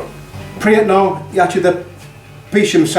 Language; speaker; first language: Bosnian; non-native, learner; English